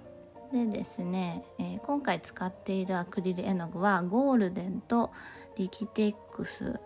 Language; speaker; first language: Japanese; native; Japanese